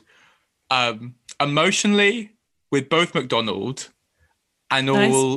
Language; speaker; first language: English; native; English